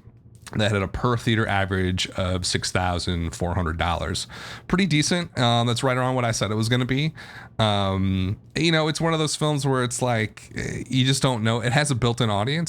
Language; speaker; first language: English; native; English